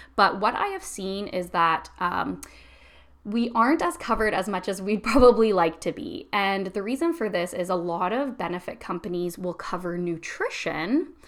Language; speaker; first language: English; native; English